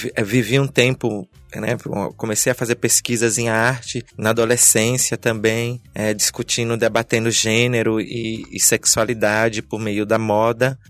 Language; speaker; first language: Portuguese; native; Portuguese